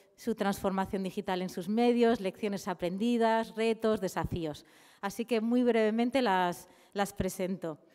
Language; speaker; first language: Spanish; native; Spanish